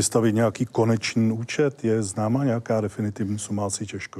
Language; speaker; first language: Czech; native; Czech